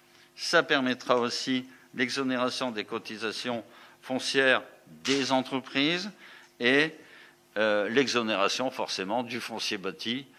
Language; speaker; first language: French; native; French